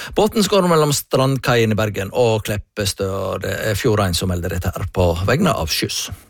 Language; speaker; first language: Norwegian; native; Norwegian